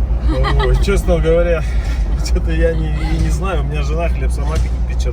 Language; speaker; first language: Russian; native; Russian